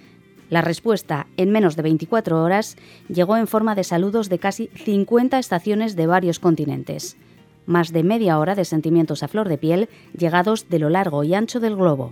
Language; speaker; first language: Spanish; native; Spanish